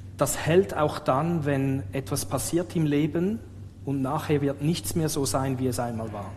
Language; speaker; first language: German; native; German